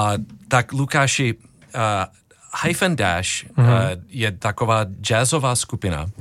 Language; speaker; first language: Czech; non-native, learner; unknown